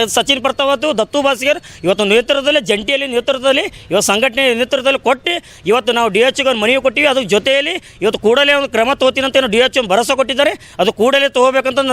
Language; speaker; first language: Kannada; native; Kannada